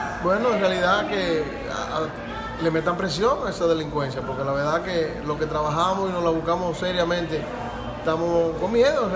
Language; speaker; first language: Spanish; native; Spanish